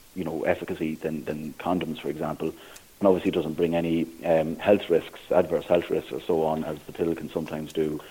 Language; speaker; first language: English; native; English